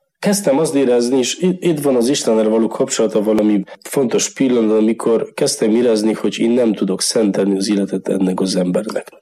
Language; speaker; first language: Hungarian; non-native, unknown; Polish